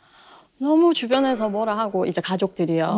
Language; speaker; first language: Korean; native; Korean